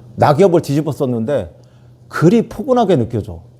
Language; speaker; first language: Korean; native; Korean